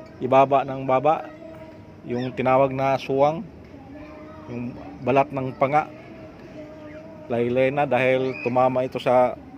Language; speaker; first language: Filipino; non-native, local second language; Cebuano